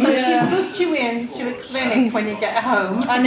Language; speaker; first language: English; native; English